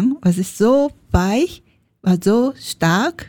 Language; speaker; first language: German; non-native, learner; Japanese